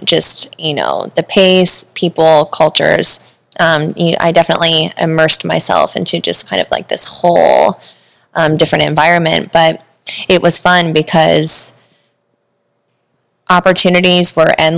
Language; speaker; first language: English; native; English